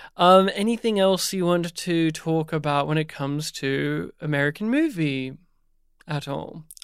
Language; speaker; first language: English; native; English